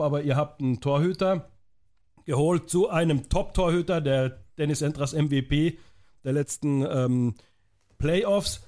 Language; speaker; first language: German; native; German